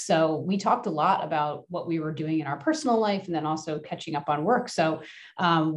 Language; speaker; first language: English; native; English